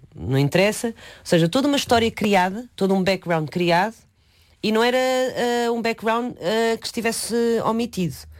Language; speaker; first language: Portuguese; early bilingual, other home language; Chinese